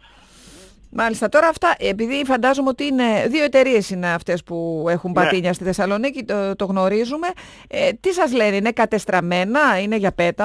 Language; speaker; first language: Greek; native; Greek